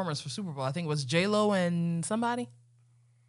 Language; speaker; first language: English; non-native, local second language; Akan